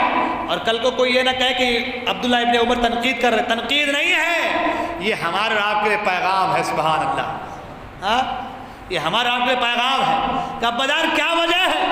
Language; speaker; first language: Urdu; native; Urdu